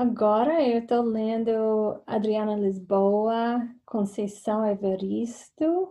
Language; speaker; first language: Portuguese; non-native, fluent; English